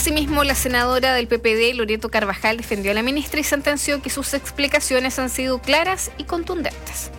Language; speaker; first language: Spanish; native; Spanish